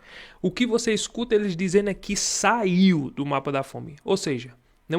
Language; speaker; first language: Portuguese; native; Portuguese